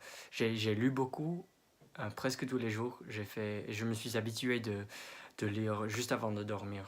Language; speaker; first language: French; non-native, fluent; English